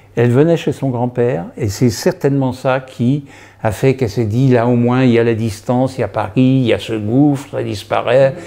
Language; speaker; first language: French; native; French